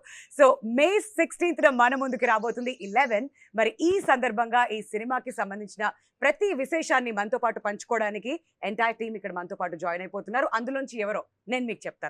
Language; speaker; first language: Telugu; native; Telugu